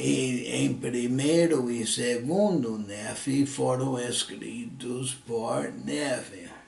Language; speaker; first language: Portuguese; early bilingual, other home language; English